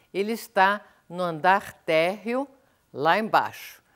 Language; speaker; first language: Portuguese; native; Portuguese